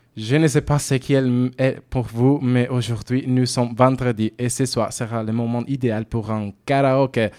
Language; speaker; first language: French; non-native, fluent; Italian